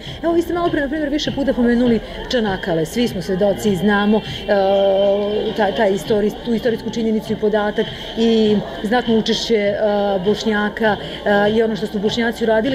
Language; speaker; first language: Serbian; native; Serbian